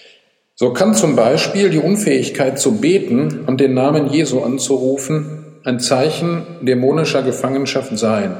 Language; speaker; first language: German; native; German